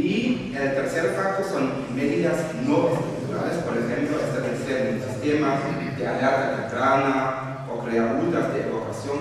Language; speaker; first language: Spanish; non-native, fluent; German